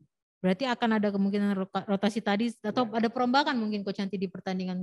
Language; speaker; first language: Indonesian; native; Indonesian